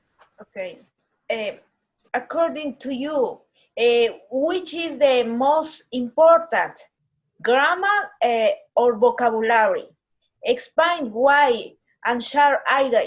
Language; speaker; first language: English; non-native, learner; Spanish